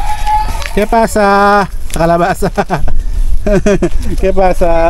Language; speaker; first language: Spanish; non-native, learner; Filipino